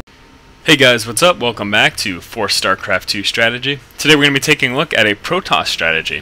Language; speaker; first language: English; native; English